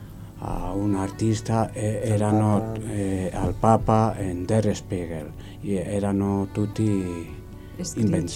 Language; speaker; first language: Italian; non-native, learner; Spanish